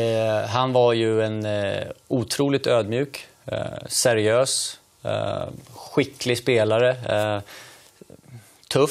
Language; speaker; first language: Swedish; native; Swedish